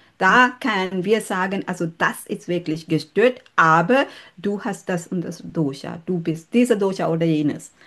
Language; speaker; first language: German; non-native, learner; Sinhala